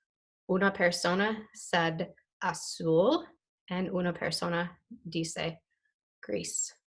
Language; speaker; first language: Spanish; non-native, fluent; English